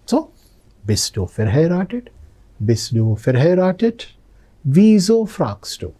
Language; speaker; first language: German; non-native, fluent; Telugu